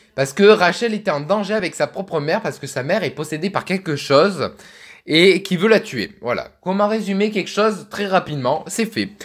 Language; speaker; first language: French; native; French